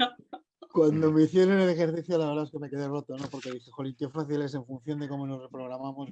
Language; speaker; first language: Spanish; native; Spanish